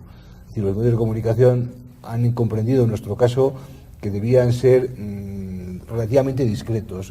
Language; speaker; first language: Spanish; native; Spanish